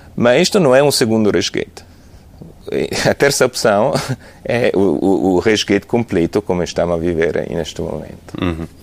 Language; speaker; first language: Portuguese; non-native, fluent; Italian